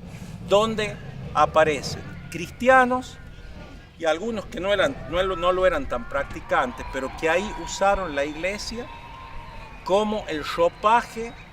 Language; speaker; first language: Spanish; native; Spanish